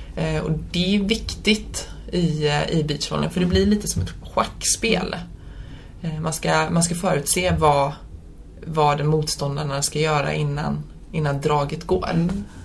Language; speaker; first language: Swedish; early bilingual, other home language; Polish